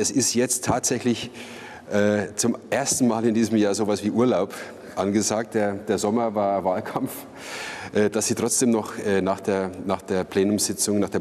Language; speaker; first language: German; native; German